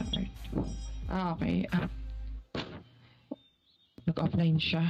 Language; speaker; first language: English; non-native, local second language; Filipino